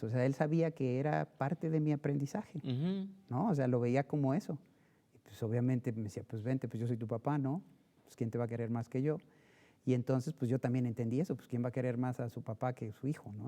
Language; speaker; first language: Spanish; native; Spanish